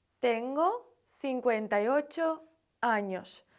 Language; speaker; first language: Spanish; non-native, fluent; Ukrainian